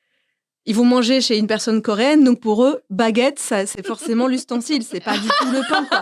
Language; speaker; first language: French; native; French